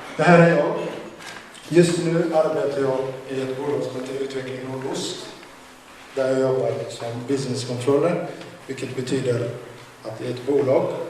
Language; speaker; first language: Swedish; non-native, fluent; Somali